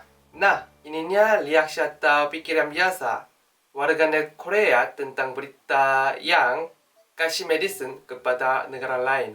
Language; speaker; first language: Indonesian; non-native, learner; Korean